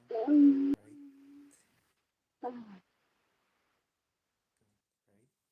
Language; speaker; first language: English; non-native, learner; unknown